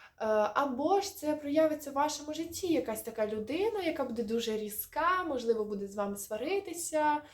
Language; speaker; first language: Ukrainian; non-native, local second language; Russian